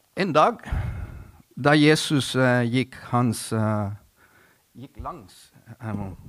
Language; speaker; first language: Norwegian; non-native, fluent; Spanish